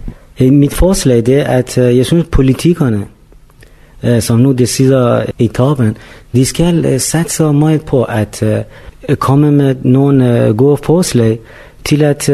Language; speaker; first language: Danish; non-native, fluent; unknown